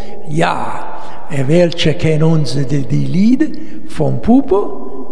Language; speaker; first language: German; non-native, learner; Italian